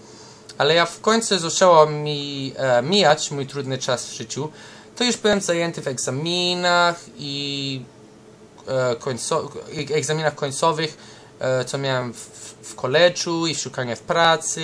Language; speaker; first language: Polish; early bilingual, heritage; English